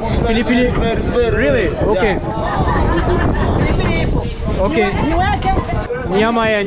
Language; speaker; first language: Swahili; non-native, learner; Turkish